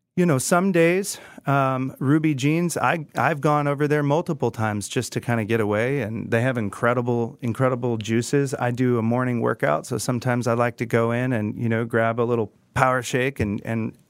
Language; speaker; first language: English; native; English